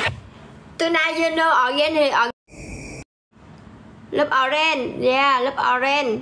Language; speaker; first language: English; non-native, learner; Vietnamese